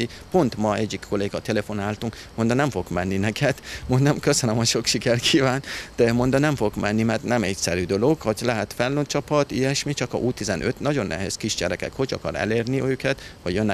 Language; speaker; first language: Hungarian; non-native, learner; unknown